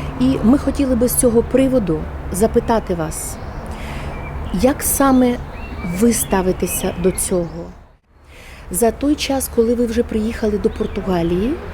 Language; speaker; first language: Ukrainian; native; Ukrainian